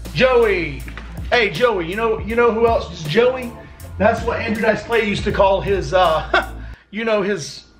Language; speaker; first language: English; native; English